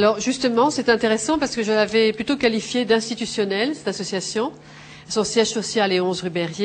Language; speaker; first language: French; native; French